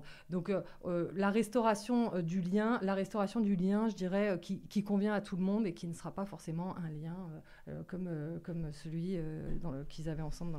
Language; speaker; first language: French; native; French